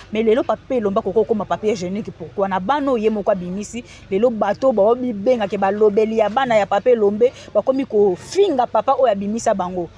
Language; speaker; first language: Lingala; native; Lingala